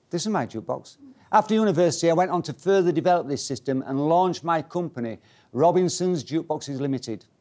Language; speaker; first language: English; native; English